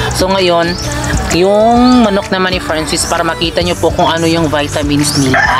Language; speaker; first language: Filipino; non-native, local second language; Cebuano